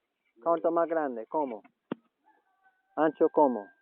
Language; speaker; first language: Spanish; non-native, learner; English